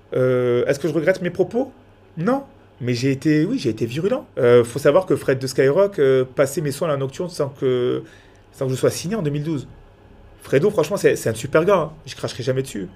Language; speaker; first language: French; native; French